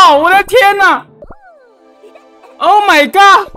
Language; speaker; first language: Chinese; native; Chinese